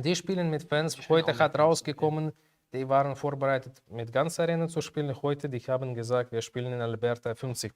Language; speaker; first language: German; non-native, learner; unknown